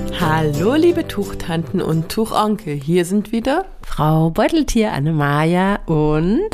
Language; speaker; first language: German; native; German